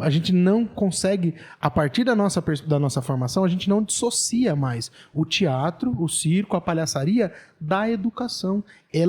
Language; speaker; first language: Portuguese; native; Portuguese